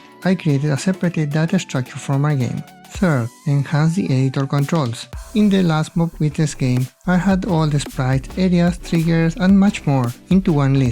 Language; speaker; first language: English; non-native, fluent; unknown